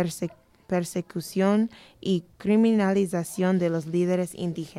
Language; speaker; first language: Spanish; non-native, learner; English